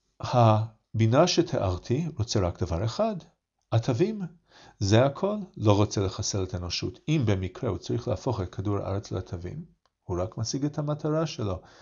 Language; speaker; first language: Hebrew; non-native, fluent; English